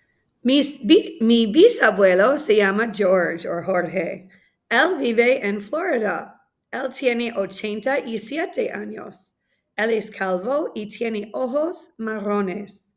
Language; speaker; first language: Spanish; non-native, fluent; English